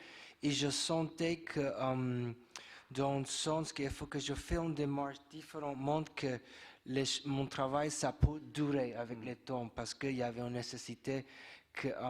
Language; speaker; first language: French; non-native, fluent; English